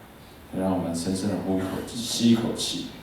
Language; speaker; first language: Chinese; native; Chinese